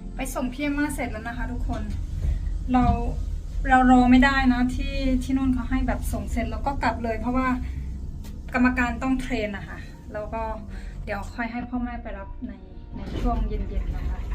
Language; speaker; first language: Thai; native; Thai